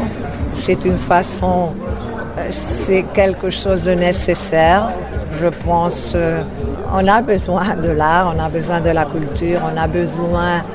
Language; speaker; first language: French; non-native, fluent; Spanish